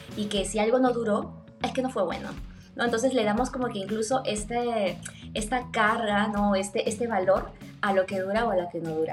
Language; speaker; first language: Spanish; native; Spanish